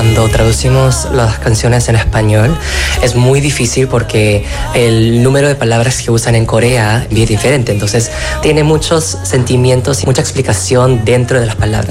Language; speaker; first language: Spanish; non-native, fluent; Korean